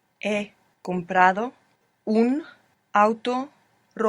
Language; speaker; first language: Spanish; non-native, learner; English